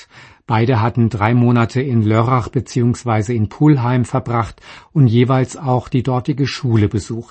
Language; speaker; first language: German; native; German